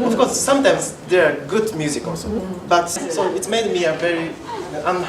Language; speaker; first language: English; non-native, learner; Japanese